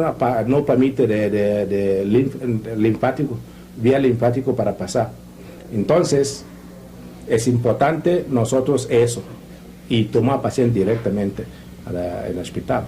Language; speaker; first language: Spanish; non-native, learner; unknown